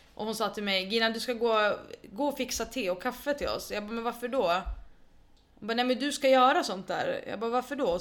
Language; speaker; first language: Swedish; early bilingual, other home language; Arabic